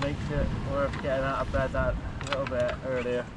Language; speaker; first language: English; native; English